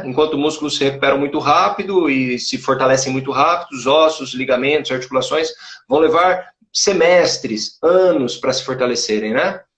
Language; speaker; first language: Portuguese; native; Portuguese